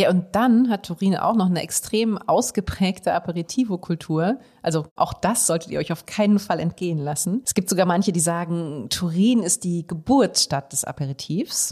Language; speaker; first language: German; native; German